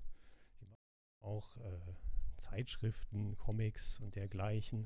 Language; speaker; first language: German; native; German